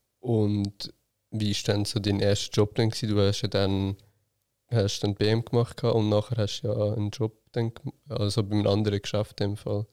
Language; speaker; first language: German; native; German